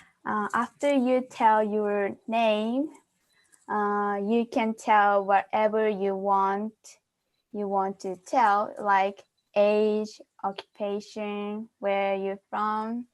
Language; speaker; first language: English; non-native, fluent; Japanese